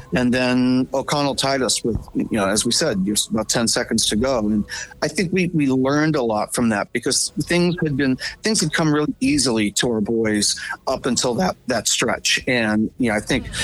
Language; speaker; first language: English; native; English